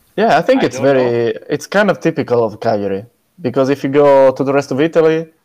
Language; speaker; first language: English; non-native, fluent; Italian